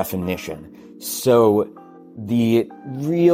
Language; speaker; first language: English; native; English